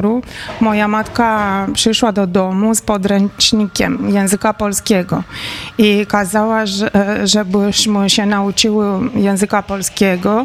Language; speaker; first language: Polish; non-native, fluent; Romanian